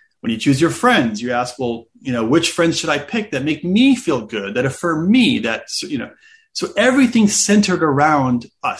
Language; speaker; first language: English; native; English